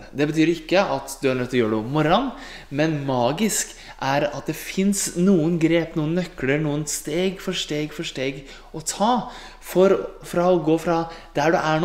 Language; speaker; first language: Norwegian; native; Norwegian